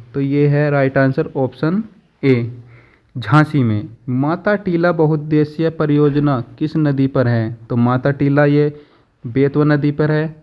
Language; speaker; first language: Hindi; native; Hindi